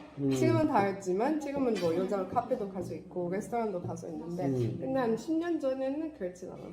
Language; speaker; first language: Korean; non-native, fluent; Arabic